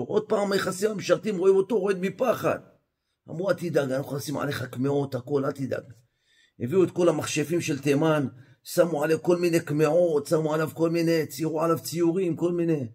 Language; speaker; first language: Hebrew; native; Hebrew